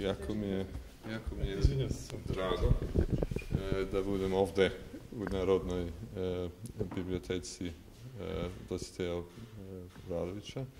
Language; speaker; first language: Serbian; non-native, fluent; English